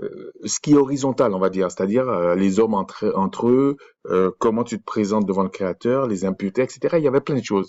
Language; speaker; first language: French; native; French